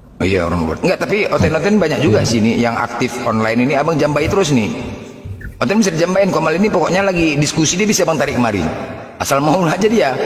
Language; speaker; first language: Indonesian; native; Indonesian